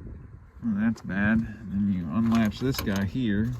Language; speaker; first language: English; native; English